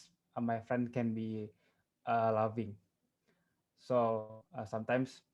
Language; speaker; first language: English; non-native, learner; Indonesian